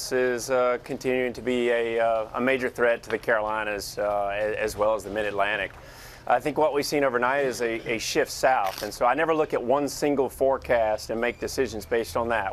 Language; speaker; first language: English; native; English